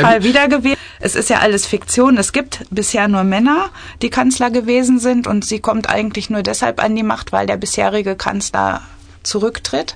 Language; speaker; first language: German; native; German